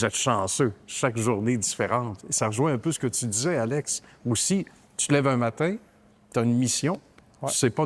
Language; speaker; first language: French; native; French